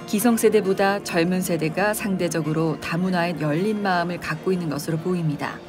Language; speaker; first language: Korean; native; Korean